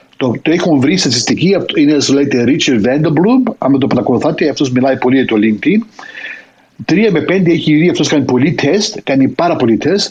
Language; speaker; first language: Greek; early bilingual, heritage; Greek